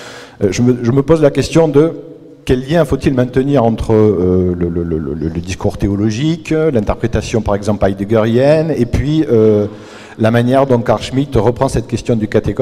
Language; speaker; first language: French; native; French